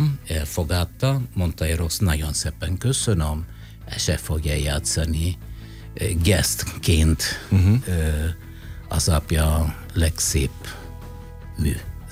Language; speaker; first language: Hungarian; non-native, fluent; Italian